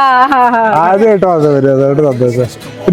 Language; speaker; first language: Malayalam; native; Malayalam